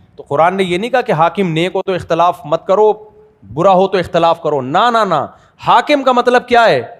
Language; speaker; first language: Urdu; native; Urdu